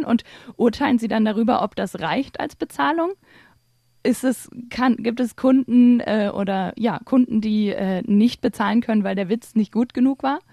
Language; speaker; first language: German; native; German